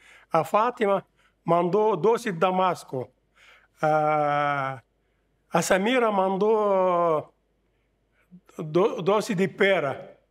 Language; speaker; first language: Portuguese; non-native, fluent; Arabic